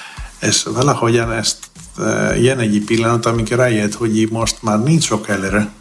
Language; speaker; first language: Hungarian; non-native, fluent; Greek